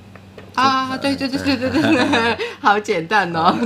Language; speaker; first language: Chinese; non-native, learner; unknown